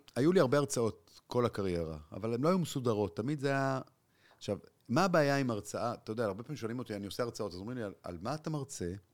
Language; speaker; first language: Hebrew; native; Hebrew